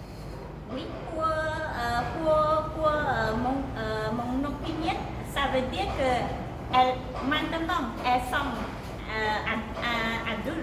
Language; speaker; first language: French; non-native, learner; Khmer